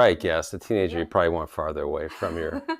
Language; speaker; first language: English; native; English